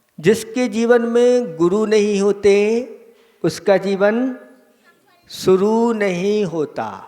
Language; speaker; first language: Hindi; native; Hindi